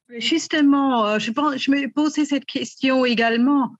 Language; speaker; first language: French; native; French